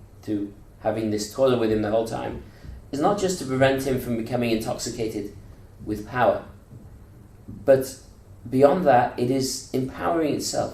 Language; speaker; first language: English; native; English